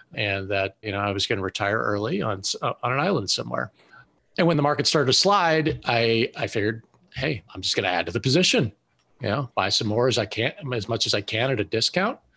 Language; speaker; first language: English; native; English